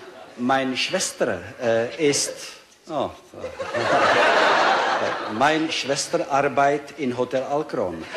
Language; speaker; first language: German; non-native, learner; Czech